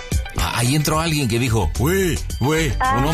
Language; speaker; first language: Spanish; native; Spanish